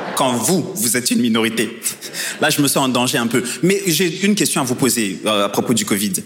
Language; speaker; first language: French; non-native, local second language; Kinyarwanda